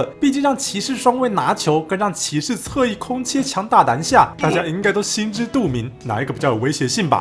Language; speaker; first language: Chinese; native; Chinese